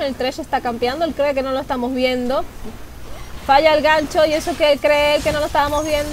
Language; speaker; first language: Spanish; native; Spanish